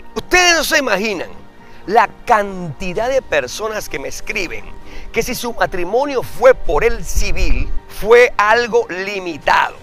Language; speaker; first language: Spanish; native; Spanish